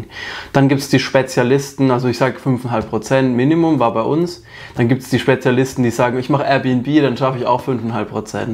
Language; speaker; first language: German; native; German